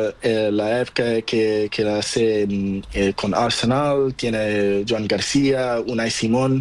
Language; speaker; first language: Spanish; non-native, learner; Portuguese